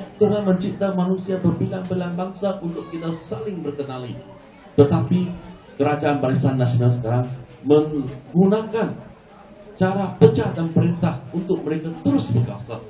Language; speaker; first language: Malay; non-native, local second language; Chinese